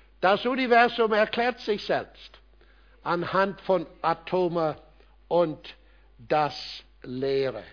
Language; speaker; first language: German; non-native, fluent; English